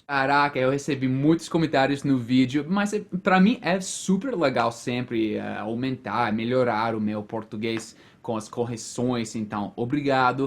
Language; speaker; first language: Portuguese; non-native, fluent; English